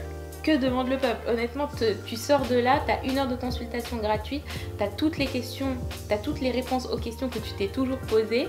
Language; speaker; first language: French; native; French